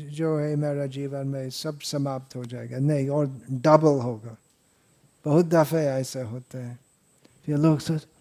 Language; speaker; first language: Hindi; non-native, fluent; English